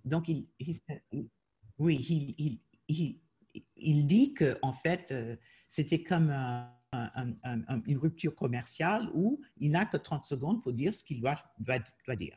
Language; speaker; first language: French; non-native, fluent; English